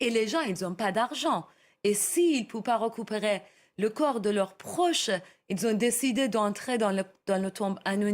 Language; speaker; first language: French; non-native, learner; Persian